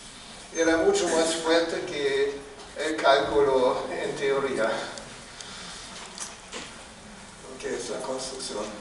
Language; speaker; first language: Spanish; non-native, fluent; German